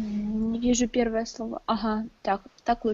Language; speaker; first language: Russian; native; Russian